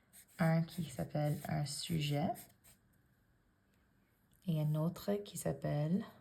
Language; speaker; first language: French; non-native, fluent; English